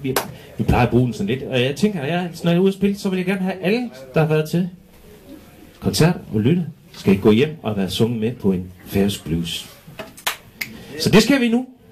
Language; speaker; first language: Danish; non-native, local second language; Faroese